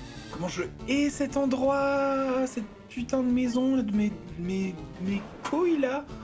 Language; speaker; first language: French; native; French